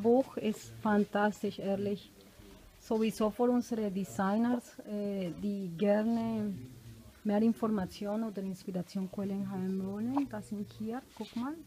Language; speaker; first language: German; non-native, fluent; Spanish